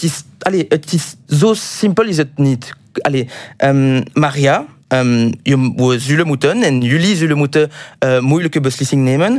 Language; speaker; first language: Dutch; non-native, local second language; French